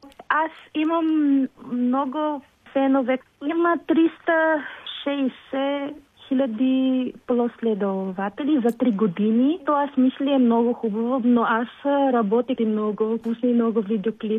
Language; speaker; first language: Bulgarian; non-native, learner; Filipino